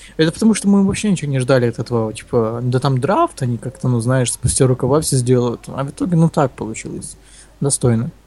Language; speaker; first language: Russian; native; Russian